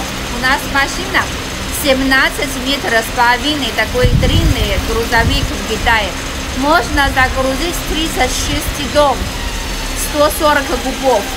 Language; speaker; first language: Russian; non-native, learner; Chinese